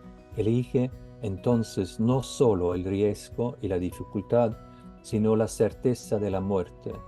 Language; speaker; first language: Spanish; non-native, fluent; Norwegian